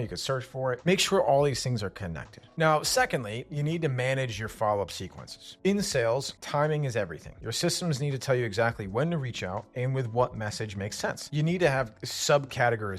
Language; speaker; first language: English; native; English